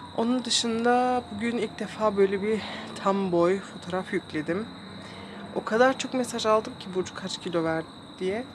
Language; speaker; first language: Turkish; early bilingual, heritage; Turkish